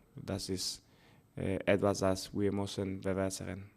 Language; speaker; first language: German; non-native, learner; Spanish